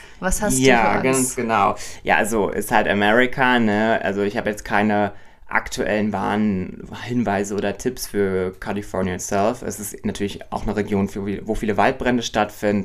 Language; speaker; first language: German; native; German